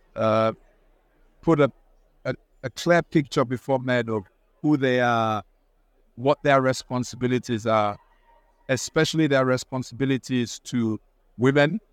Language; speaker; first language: English; non-native, local second language; Igbo